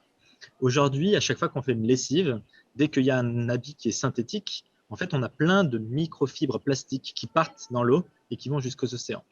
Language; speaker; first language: French; native; French